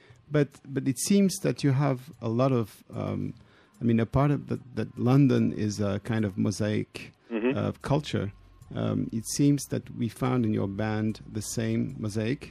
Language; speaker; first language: English; non-native, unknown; French